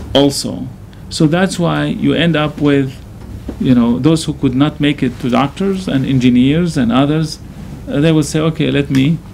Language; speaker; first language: English; non-native, fluent; Arabic